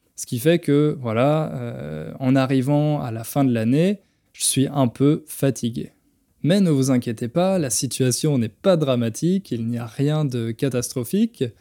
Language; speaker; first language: French; native; French